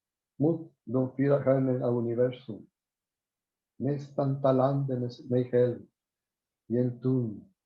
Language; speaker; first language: Swedish; non-native, fluent; Spanish